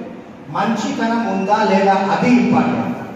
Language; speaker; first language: Telugu; non-native, local second language; Urdu